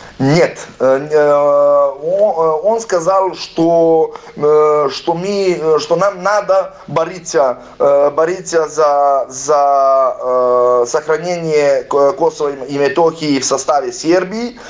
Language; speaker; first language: Russian; non-native, learner; Serbian